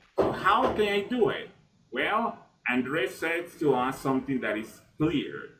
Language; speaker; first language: English; non-native, fluent; Spanish